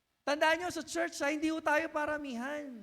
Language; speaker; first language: Filipino; native; Filipino